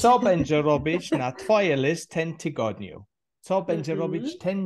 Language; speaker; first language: Polish; non-native, learner; English